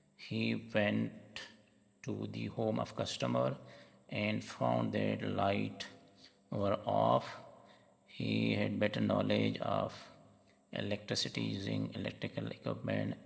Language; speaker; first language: English; non-native, local second language; Urdu